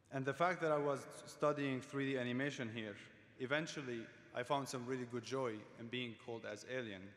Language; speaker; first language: English; non-native, fluent; Arabic